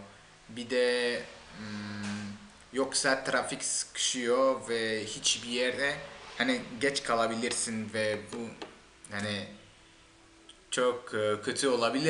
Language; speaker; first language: Turkish; non-native, fluent; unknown